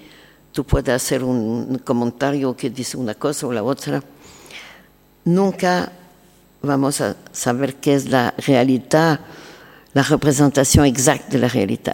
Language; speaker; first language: Spanish; non-native, learner; French